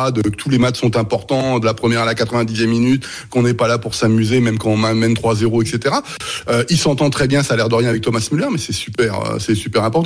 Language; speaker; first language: French; native; French